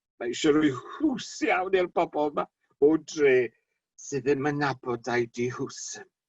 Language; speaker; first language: Welsh; native; Welsh